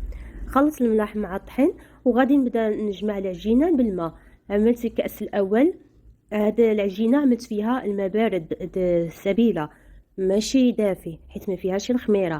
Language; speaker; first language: Arabic; native; Arabic